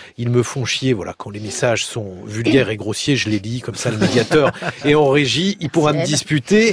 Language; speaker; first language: French; native; French